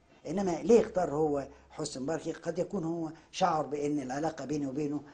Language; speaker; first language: Arabic; native; Arabic